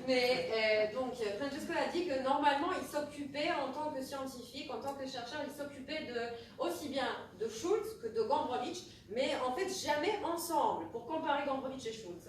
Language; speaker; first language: French; non-native, fluent; Polish